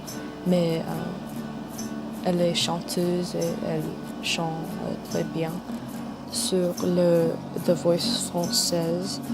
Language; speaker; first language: French; non-native, learner; English